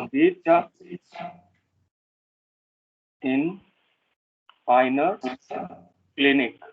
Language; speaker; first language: German; non-native, learner; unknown